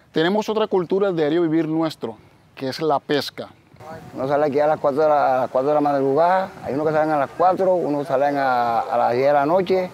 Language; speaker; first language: Spanish; native; Spanish